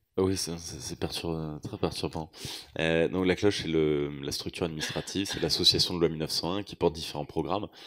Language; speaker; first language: French; native; French